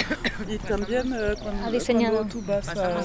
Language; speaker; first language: Spanish; non-native, learner; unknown